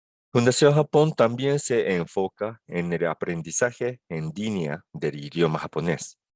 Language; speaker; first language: Spanish; non-native, fluent; Japanese